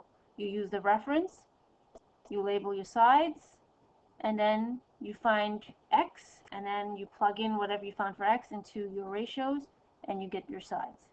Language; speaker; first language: English; native; English